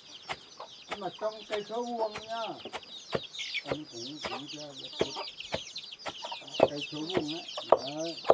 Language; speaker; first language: Vietnamese; native; Vietnamese